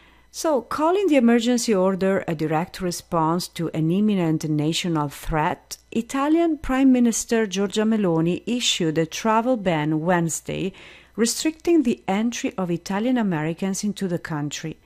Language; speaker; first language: English; non-native, fluent; Italian